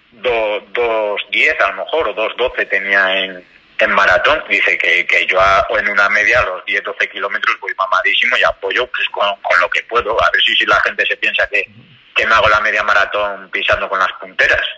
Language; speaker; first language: Spanish; native; Spanish